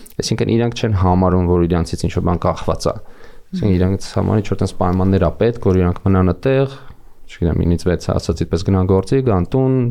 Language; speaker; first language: Armenian; native; Armenian